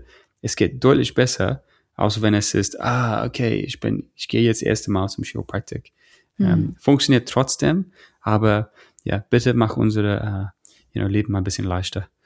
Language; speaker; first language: German; non-native, fluent; English